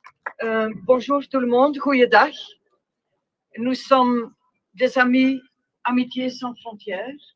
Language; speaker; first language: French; non-native, local second language; Dutch